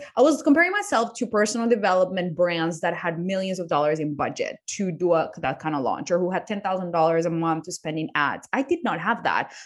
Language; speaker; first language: English; non-native, fluent; Spanish